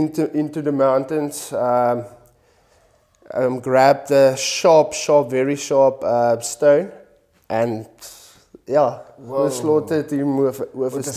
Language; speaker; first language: English; non-native, local second language; Afrikaans